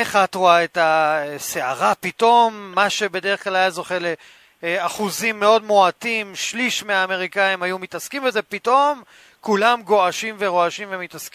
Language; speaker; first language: Hebrew; native; Hebrew